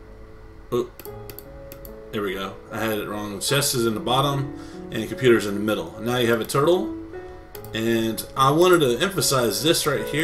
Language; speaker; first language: English; native; English